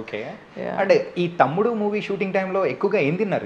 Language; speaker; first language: Telugu; native; Telugu